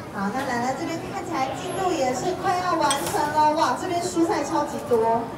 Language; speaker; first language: Chinese; native; Chinese